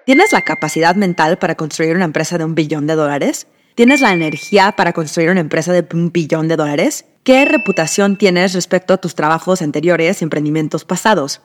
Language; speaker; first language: Spanish; native; Spanish